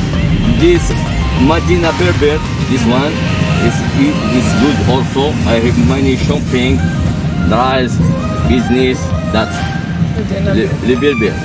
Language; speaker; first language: English; non-native, learner; Arabic